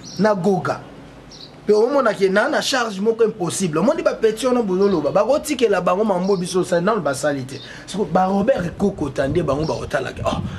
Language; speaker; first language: Lingala; native; Lingala